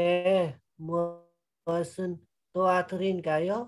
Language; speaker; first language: Korean; non-native, learner; Vietnamese